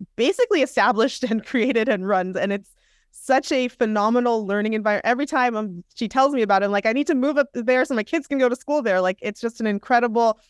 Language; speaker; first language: English; native; English